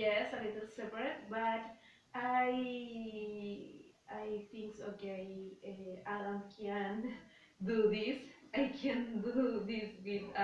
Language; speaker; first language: English; non-native, learner; Spanish